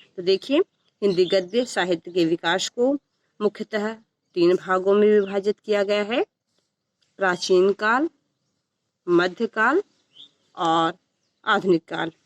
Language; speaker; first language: Hindi; native; Hindi